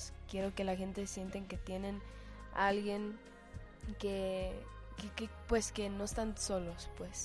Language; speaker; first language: Spanish; early bilingual, heritage; English